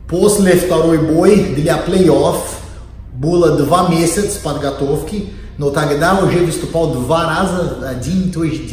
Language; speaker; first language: Russian; non-native, learner; Portuguese